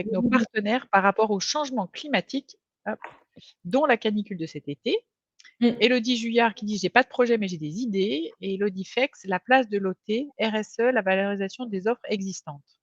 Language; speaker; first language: French; native; French